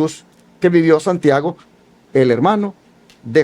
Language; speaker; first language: Spanish; native; Spanish